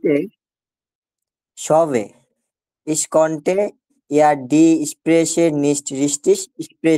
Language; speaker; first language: German; non-native, learner; Bangla